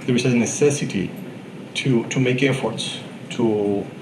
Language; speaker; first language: English; non-native, fluent; Spanish